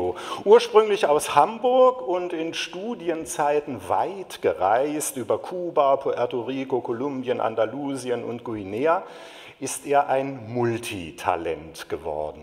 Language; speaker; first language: German; native; German